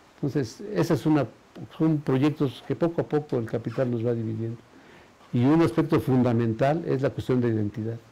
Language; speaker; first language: Spanish; native; Spanish